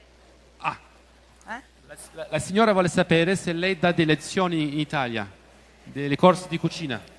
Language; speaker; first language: Italian; early bilingual, heritage; Italian